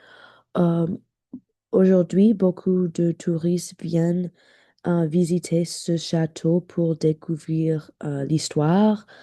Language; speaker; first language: French; non-native, learner; English